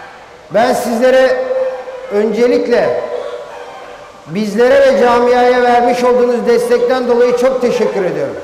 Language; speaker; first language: Turkish; native; Turkish